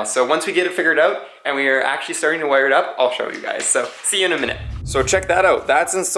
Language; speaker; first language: English; native; English